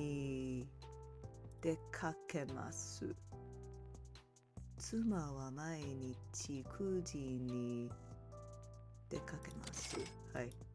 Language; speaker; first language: Japanese; non-native, learner; English